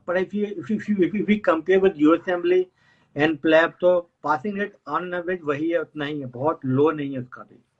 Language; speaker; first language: Hindi; native; Hindi